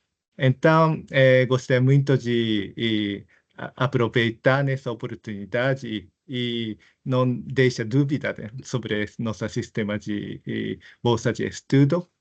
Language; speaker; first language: Portuguese; non-native, fluent; Japanese